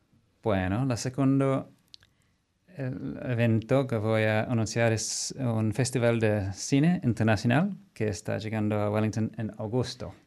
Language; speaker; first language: Spanish; non-native, fluent; English